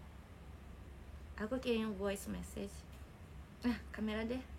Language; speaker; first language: Indonesian; native; Indonesian